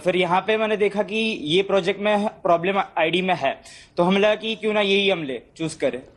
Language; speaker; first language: Hindi; non-native, local second language; Gujarati